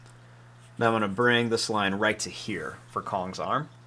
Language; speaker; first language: English; native; English